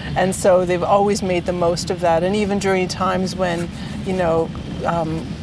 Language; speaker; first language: English; native; English